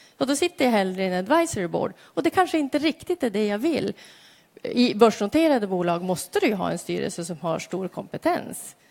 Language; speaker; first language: Swedish; native; Swedish